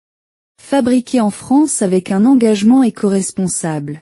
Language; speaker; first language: French; non-native, learner; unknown